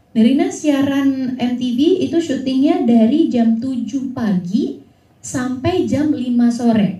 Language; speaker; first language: Indonesian; early bilingual, heritage; Indonesian